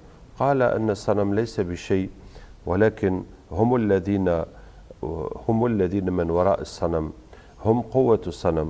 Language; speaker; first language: Arabic; native; Arabic